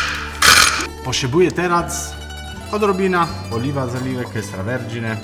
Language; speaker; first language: Polish; non-native, learner; Italian